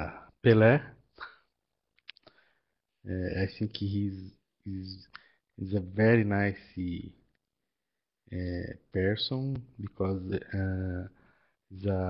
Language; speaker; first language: English; non-native, learner; Portuguese